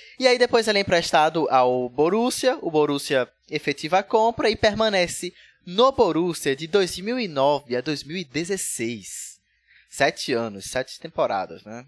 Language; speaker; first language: Portuguese; native; Portuguese